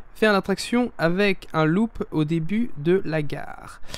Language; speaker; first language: French; native; French